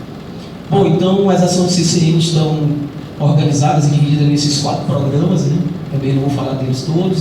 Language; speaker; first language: Portuguese; native; Portuguese